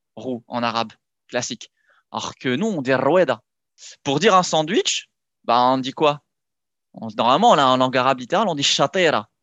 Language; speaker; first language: French; non-native, local second language; Arabic